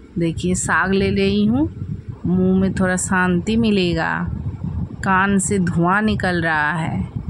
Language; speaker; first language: Hindi; non-native, local second language; Bangla